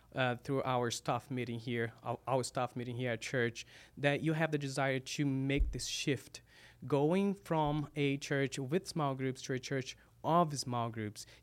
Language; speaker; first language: English; non-native, fluent; Portuguese